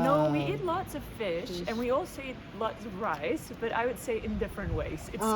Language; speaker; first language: English; non-native, fluent; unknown